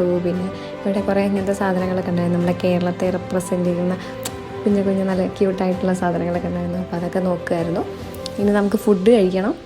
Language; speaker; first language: Malayalam; native; Malayalam